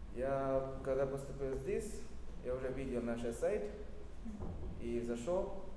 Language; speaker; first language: Russian; non-native, learner; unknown